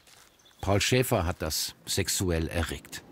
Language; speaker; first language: German; native; German